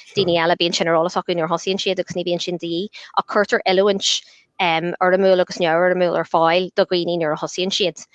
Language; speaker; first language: Irish; non-native, local second language; English